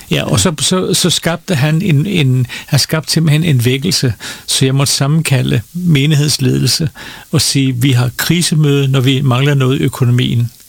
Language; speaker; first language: Danish; native; Danish